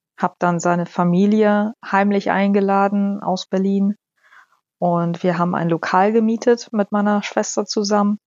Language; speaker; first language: German; early bilingual, other home language; Polish